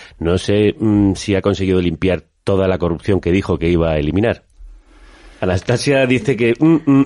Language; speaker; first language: Spanish; native; Spanish